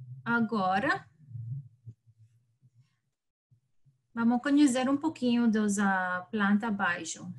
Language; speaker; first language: Portuguese; non-native, learner; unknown